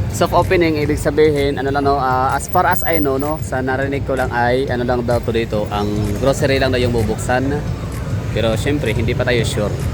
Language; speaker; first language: Filipino; non-native, local second language; Cebuano